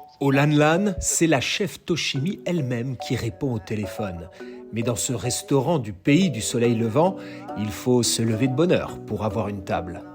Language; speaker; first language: French; native; French